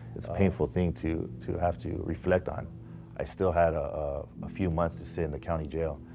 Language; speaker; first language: English; native; English